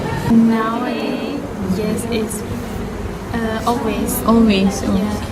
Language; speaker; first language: English; non-native, learner; Thai